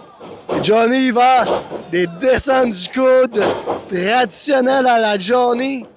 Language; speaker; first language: French; native; French